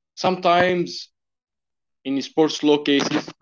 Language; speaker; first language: English; non-native, learner; Arabic